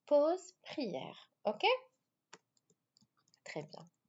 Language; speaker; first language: French; non-native, fluent; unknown